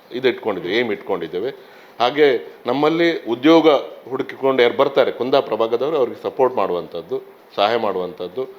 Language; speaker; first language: Kannada; native; Kannada